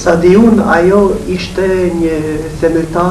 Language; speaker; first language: Albanian; non-native, fluent; English